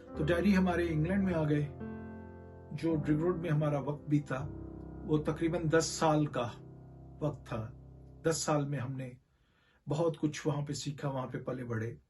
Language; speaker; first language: Urdu; native; Urdu